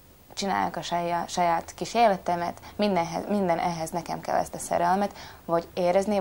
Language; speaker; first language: Hungarian; non-native, fluent; Latvian